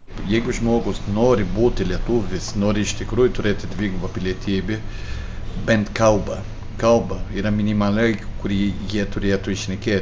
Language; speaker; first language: Lithuanian; early bilingual, heritage; Portuguese